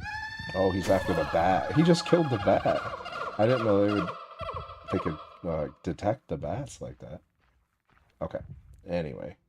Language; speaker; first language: English; native; English